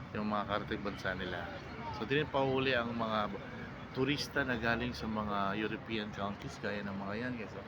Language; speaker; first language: Filipino; native; Filipino